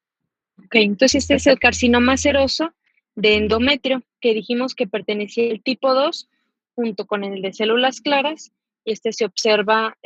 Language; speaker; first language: Spanish; native; Spanish